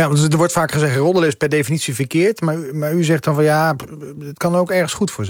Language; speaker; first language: Dutch; native; Dutch